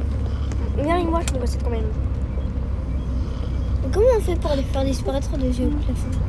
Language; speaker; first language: French; native; French